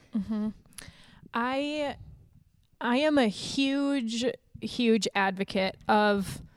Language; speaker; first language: English; native; English